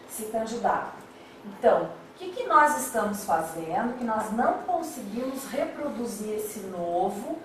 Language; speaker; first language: Portuguese; native; Portuguese